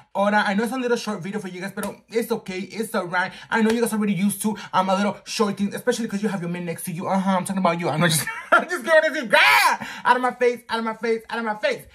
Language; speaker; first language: English; early bilingual, other home language; Spanish